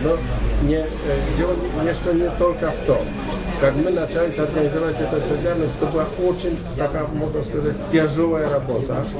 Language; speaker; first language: Russian; non-native, learner; Polish